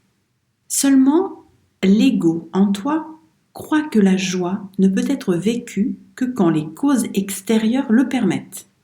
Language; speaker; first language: French; native; French